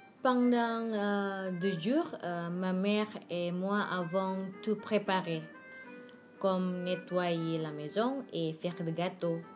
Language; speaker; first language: French; non-native, learner; Indonesian